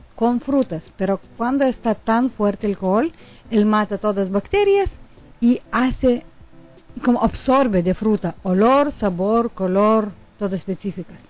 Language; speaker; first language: Spanish; non-native, learner; Lithuanian